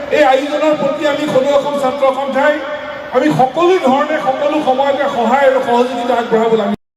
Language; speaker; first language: Assamese; native; Assamese